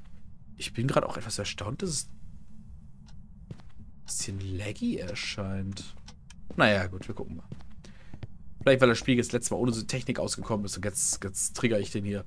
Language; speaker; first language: German; native; German